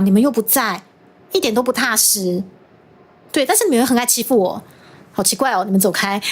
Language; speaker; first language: Chinese; native; Chinese